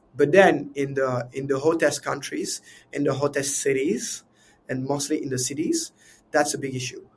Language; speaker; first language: English; non-native, fluent; French